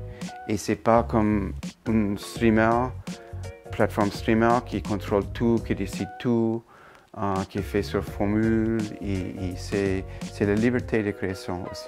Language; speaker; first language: French; non-native, fluent; English